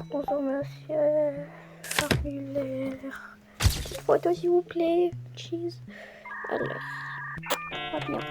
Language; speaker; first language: French; native; French